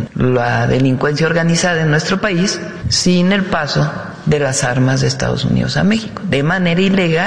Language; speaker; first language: Spanish; native; Spanish